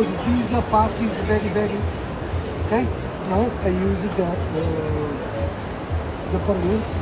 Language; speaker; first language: English; non-native, learner; Italian